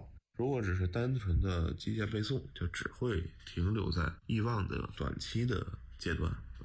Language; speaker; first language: Chinese; native; Chinese